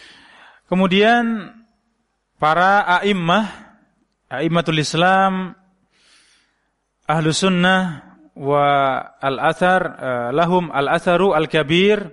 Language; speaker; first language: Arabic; non-native, fluent; Indonesian